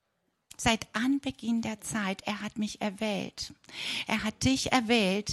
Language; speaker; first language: German; non-native, fluent; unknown